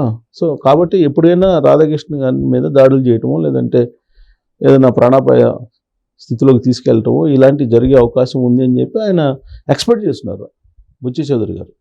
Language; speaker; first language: Telugu; native; Telugu